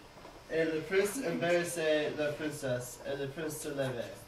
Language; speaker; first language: French; non-native, learner; English